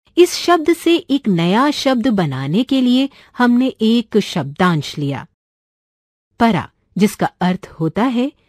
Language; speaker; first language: Hindi; non-native, local second language; Marathi